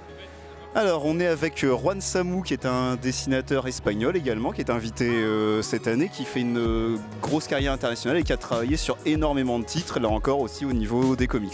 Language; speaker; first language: French; native; French